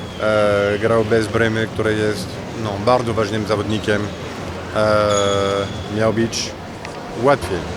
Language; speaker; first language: Polish; non-native, fluent; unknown